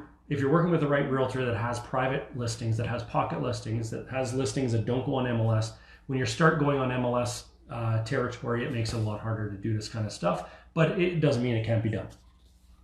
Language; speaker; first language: English; native; English